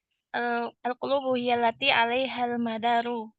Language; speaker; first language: Arabic; non-native, learner; Indonesian